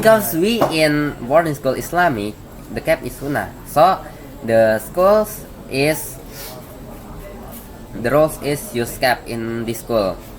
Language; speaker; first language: English; non-native, learner; Indonesian